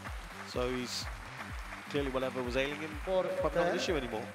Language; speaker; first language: English; native; English